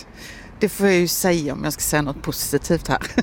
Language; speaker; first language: Swedish; native; Swedish